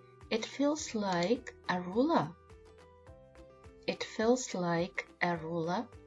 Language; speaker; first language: English; non-native, fluent; Ukrainian